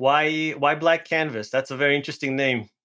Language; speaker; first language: English; native; English